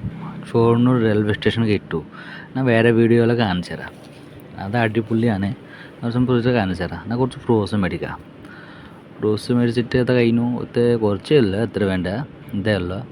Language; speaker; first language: Malayalam; non-native, learner; Hindi